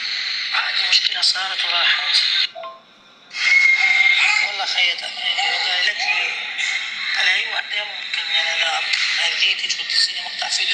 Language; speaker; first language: Arabic; native; Arabic